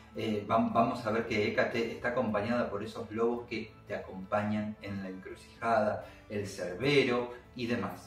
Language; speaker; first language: Spanish; native; Spanish